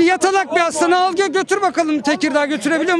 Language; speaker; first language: Turkish; native; Turkish